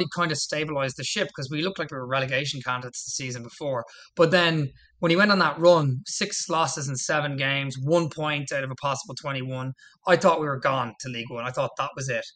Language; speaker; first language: English; native; English